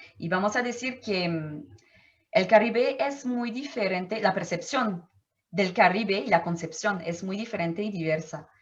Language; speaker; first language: Spanish; non-native, fluent; French